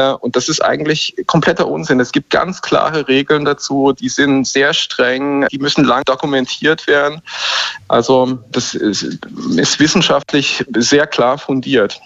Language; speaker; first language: German; native; German